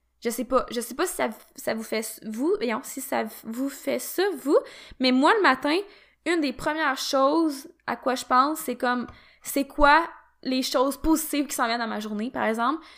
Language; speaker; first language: French; native; French